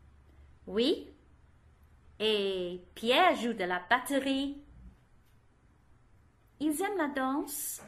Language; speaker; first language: French; non-native, learner; English